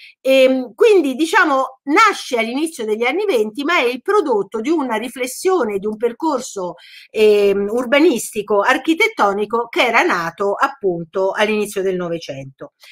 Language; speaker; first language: Italian; native; Italian